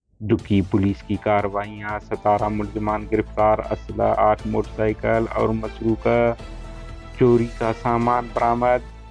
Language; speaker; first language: Urdu; non-native, local second language; Baluchi